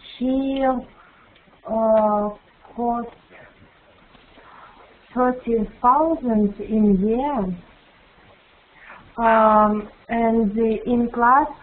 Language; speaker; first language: English; non-native, learner; Russian